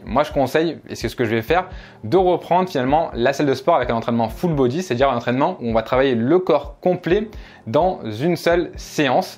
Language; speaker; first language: French; native; French